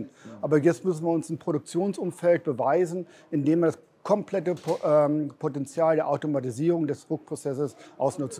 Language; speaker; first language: German; native; German